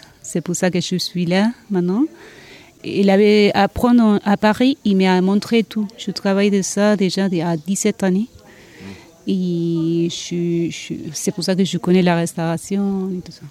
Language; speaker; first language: French; non-native, learner; Spanish